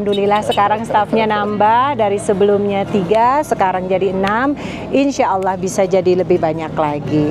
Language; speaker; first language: Indonesian; native; Indonesian